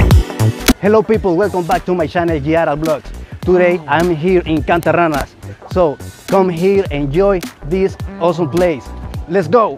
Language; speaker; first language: English; non-native, learner; Spanish